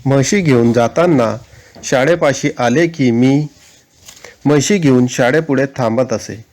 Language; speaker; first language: Marathi; non-native, local second language; Urdu